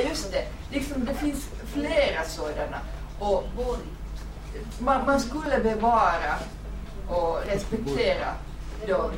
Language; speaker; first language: Swedish; non-native, fluent; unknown